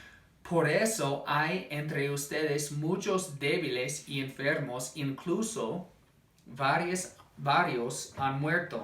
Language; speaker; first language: Spanish; non-native, fluent; English